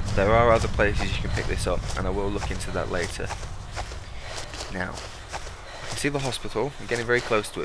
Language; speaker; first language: English; native; English